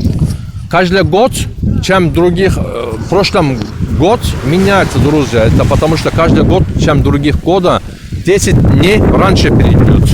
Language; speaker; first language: Russian; non-native, learner; Turkish